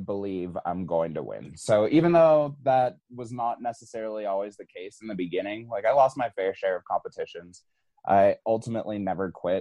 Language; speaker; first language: English; native; English